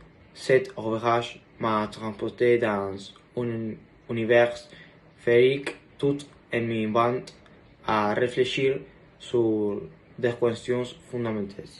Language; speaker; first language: French; non-native, learner; Spanish